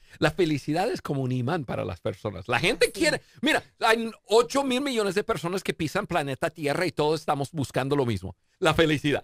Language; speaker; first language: Spanish; non-native, fluent; English